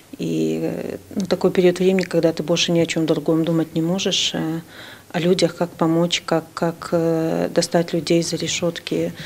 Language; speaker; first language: Russian; native; Russian